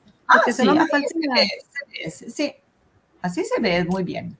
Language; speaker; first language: Spanish; non-native, fluent; Italian